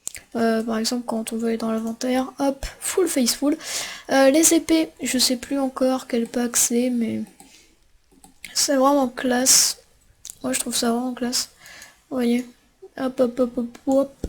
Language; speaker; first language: French; native; French